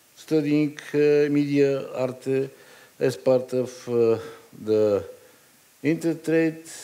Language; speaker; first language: English; non-native, learner; Bulgarian